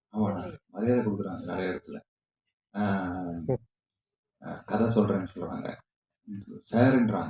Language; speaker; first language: Tamil; native; Tamil